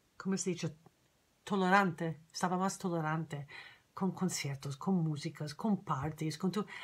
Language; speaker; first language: Spanish; non-native, learner; English